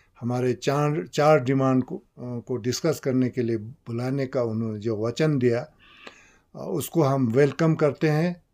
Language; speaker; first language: Hindi; non-native, local second language; Ladakhi